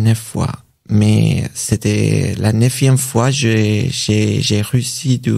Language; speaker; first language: French; non-native, learner; Persian